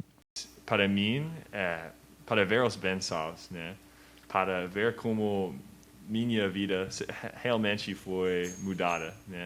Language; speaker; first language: Portuguese; non-native, learner; English